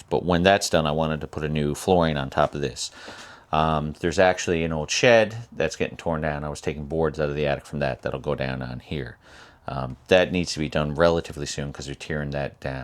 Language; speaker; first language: English; native; English